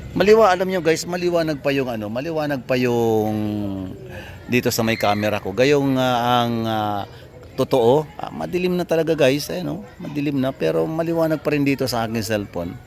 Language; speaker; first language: Filipino; native; Filipino